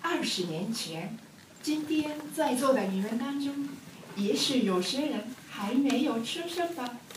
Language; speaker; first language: Chinese; non-native, learner; Japanese